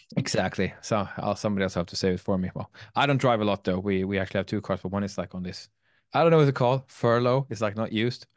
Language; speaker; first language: English; non-native, fluent; Swedish